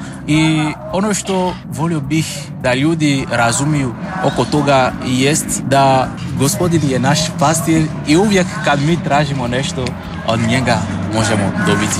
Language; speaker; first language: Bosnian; non-native, fluent; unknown